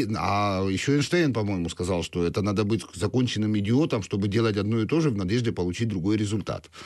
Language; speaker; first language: Russian; non-native, local second language; Georgian